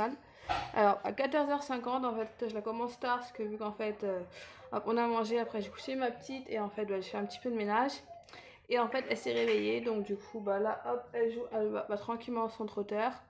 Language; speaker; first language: French; native; French